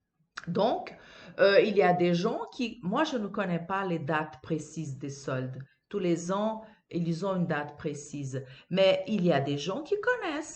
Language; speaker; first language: French; non-native, fluent; Portuguese